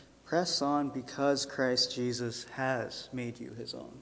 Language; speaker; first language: English; early bilingual, other home language; Chinese